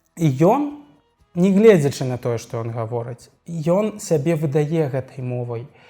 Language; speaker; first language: Belarusian; non-native, local second language; Russian